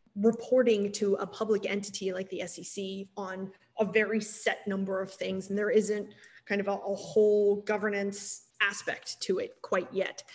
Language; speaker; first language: English; native; English